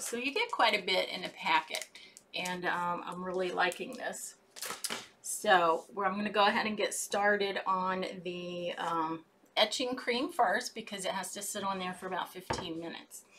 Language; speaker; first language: English; native; English